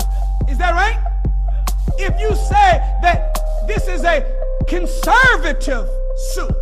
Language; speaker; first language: English; native; English